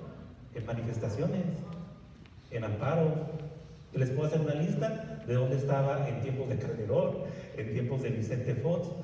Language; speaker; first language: Spanish; native; Spanish